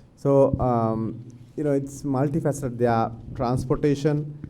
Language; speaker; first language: English; non-native, local second language; Sinhala